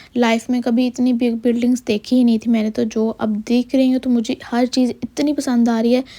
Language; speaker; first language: Urdu; non-native, local second language; Punjabi